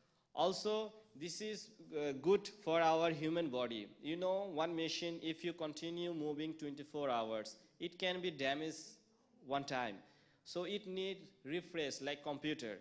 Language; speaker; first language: English; non-native, local second language; Bangla